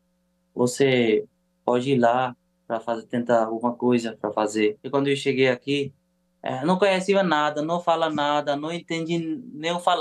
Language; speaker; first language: Portuguese; non-native, learner; Bangla